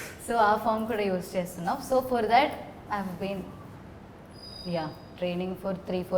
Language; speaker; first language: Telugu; non-native, learner; Malayalam